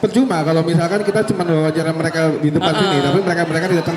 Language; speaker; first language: Indonesian; native; Indonesian